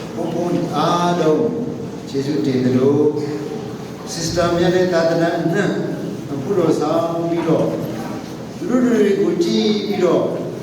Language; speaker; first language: Burmese; non-native, local second language; Hakha Chin